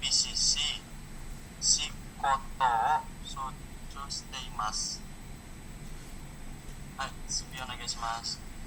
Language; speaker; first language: Japanese; non-native, learner; Indonesian